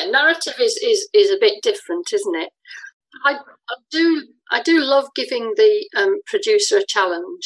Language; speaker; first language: English; native; English